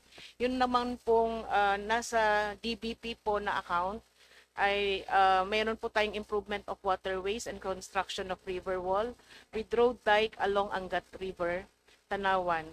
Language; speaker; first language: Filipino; native; Filipino